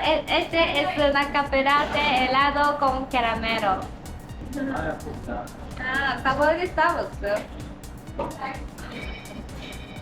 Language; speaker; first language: Spanish; non-native, learner; Japanese